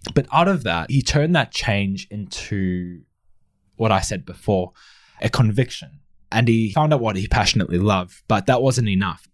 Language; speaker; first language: English; native; English